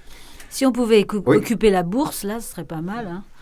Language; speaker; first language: French; native; French